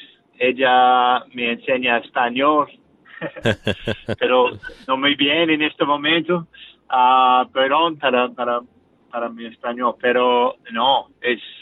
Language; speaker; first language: Spanish; non-native, learner; English